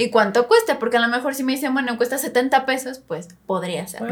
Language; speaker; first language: Spanish; native; Spanish